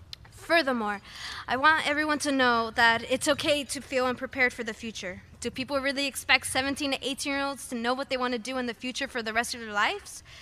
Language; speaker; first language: English; early bilingual, other home language; Spanish